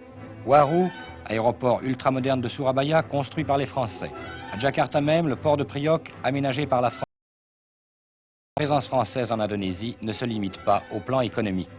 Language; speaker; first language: French; native; French